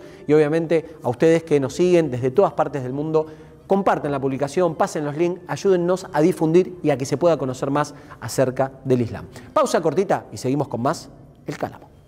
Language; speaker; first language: Spanish; native; Spanish